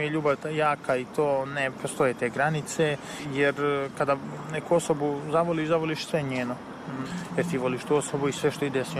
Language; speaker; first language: Serbian; native; Serbian